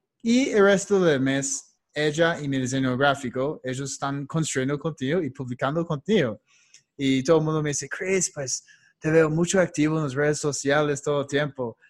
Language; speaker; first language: Spanish; non-native, fluent; English